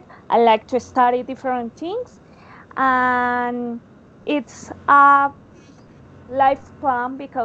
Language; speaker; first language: English; non-native, learner; Spanish